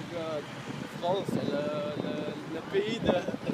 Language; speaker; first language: French; non-native, learner; Dutch